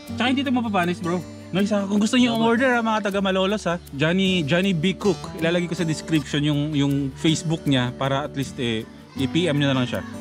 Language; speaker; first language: Filipino; non-native, local second language; Aklanon